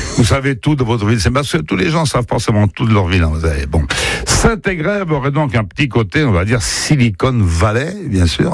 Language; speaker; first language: French; native; French